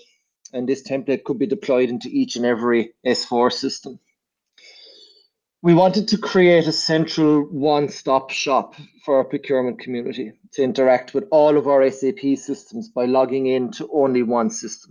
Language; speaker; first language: English; native; English